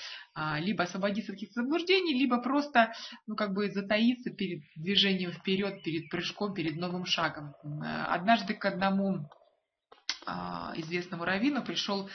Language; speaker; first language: Russian; native; Russian